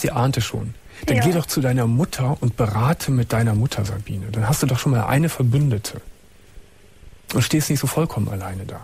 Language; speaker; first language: German; native; German